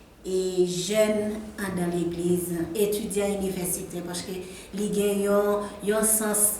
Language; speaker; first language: French; non-native, learner; Haitian Creole